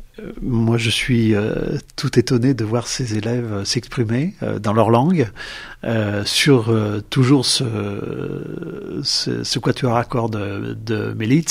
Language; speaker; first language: French; native; French